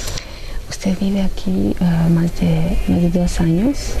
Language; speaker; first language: Spanish; non-native, fluent; Serbian